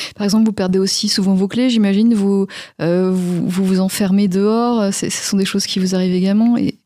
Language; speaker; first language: French; native; French